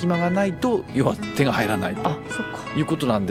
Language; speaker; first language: Japanese; native; Japanese